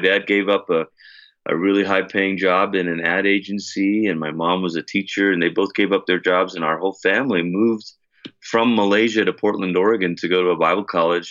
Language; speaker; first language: English; native; English